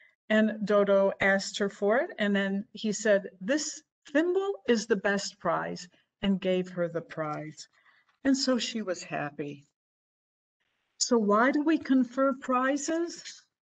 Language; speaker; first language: English; native; English